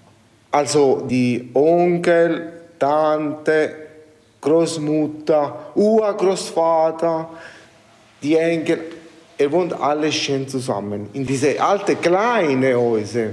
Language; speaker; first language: German; non-native, learner; Italian